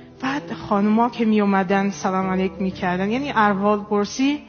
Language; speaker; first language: Persian; non-native, fluent; Portuguese